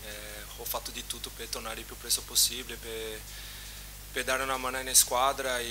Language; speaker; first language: Italian; non-native, fluent; Portuguese